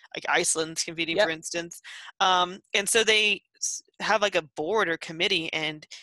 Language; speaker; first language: English; native; English